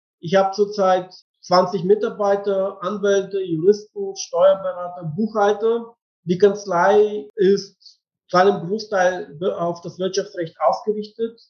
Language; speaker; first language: German; non-native, fluent; Bulgarian